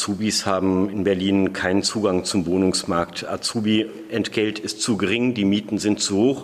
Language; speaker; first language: German; native; German